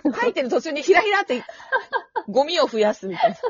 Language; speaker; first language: Japanese; native; Japanese